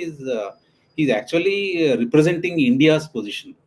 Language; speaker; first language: English; non-native, local second language; Telugu